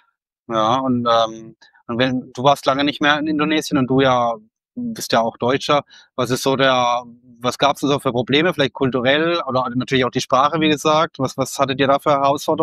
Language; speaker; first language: German; native; German